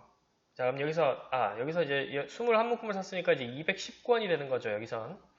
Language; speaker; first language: Korean; native; Korean